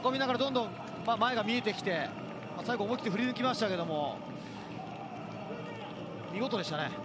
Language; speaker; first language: Japanese; native; Japanese